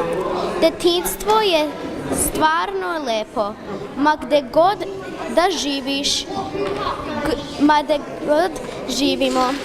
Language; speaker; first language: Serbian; early bilingual, heritage; Serbian